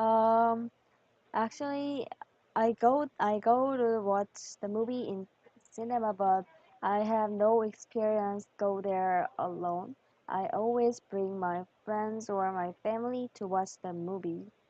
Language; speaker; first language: English; non-native, learner; Korean